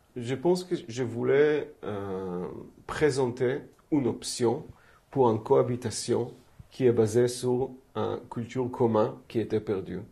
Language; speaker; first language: French; non-native, fluent; Hebrew